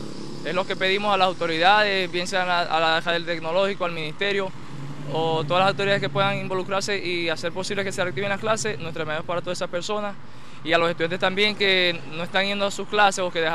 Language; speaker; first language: Spanish; native; Spanish